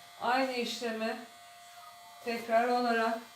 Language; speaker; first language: Turkish; native; Turkish